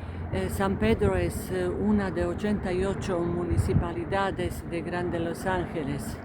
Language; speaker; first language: Spanish; non-native, fluent; Croatian